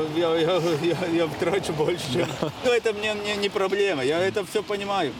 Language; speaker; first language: Russian; non-native, local second language; Latvian